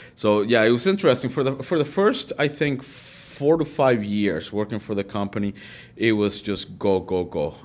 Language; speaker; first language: English; early bilingual, other home language; Spanish